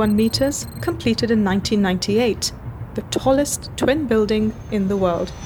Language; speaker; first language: English; non-native, local second language; Hindi